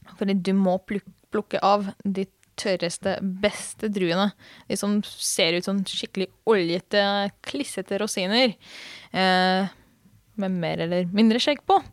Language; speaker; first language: Norwegian; non-native, fluent; Hungarian